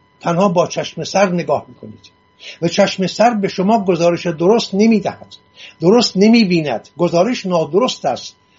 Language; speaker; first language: Persian; non-native, local second language; Assyrian Neo-Aramaic